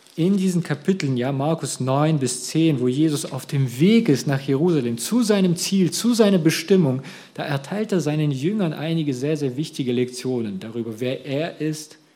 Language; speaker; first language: German; early bilingual, other home language; Russian